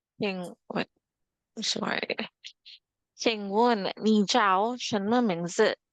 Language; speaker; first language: Chinese; non-native, learner; Filipino